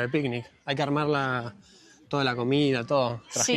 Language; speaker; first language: Spanish; native; Spanish